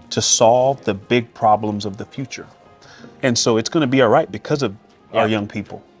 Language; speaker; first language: English; native; English